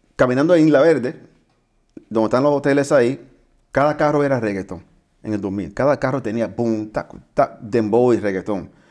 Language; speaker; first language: Spanish; early bilingual, heritage; Spanish